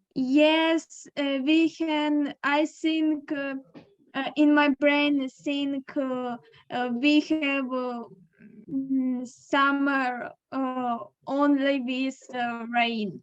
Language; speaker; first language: English; non-native, learner; Ukrainian